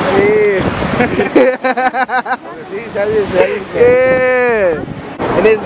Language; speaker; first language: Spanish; early bilingual, heritage; Spanish